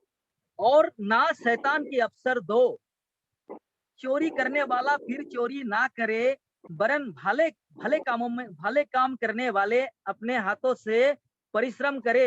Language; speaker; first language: Hindi; non-native, local second language; Assamese